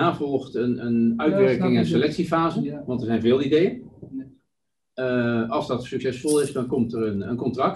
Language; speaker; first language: Dutch; native; Dutch